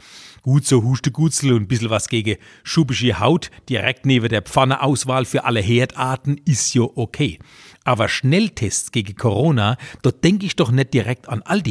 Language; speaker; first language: German; native; German